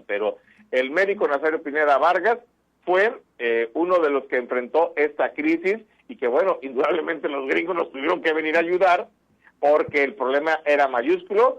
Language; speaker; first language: Spanish; native; Spanish